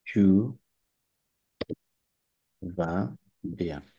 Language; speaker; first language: French; non-native, fluent; Bangla